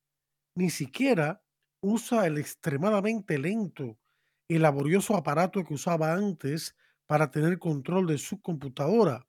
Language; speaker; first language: Spanish; native; Spanish